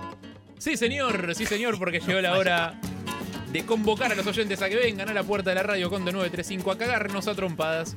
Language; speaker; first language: Spanish; native; Spanish